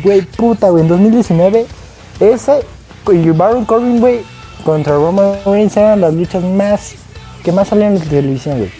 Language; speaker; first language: Spanish; native; Spanish